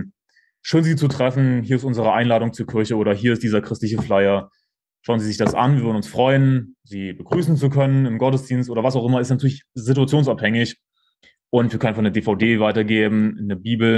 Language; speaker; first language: German; native; German